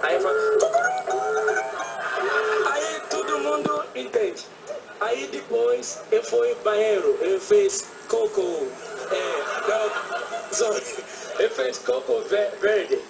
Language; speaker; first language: Portuguese; non-native, learner; English